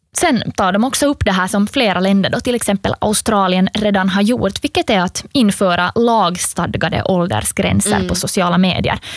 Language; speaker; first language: Swedish; native; Swedish